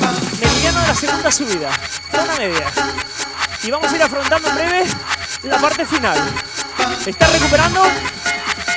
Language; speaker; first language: Spanish; native; Spanish